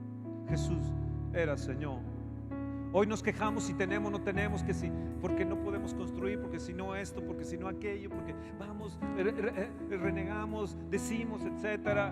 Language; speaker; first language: Spanish; native; Spanish